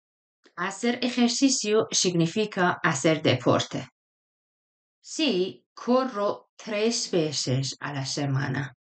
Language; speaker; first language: Spanish; non-native, fluent; Persian